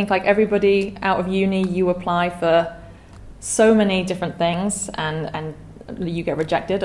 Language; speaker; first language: English; native; English